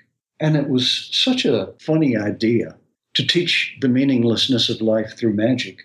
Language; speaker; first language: English; native; English